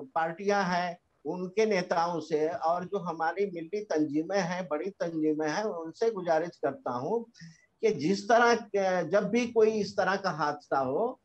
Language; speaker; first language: Hindi; native; Hindi